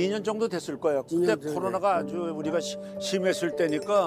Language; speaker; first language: Korean; native; Korean